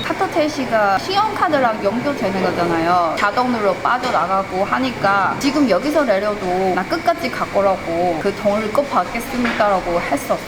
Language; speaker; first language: Korean; non-native, fluent; Chinese